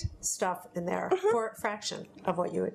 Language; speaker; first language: English; native; English